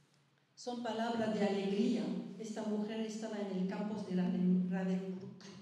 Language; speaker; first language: Spanish; early bilingual, heritage; French